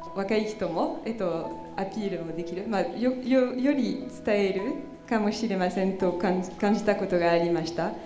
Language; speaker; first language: Japanese; non-native, fluent; French